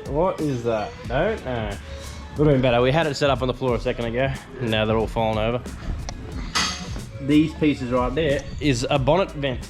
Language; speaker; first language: English; native; English